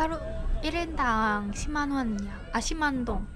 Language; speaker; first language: Korean; non-native, fluent; Vietnamese